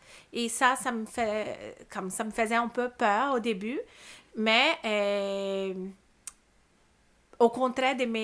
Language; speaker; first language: French; non-native, learner; Portuguese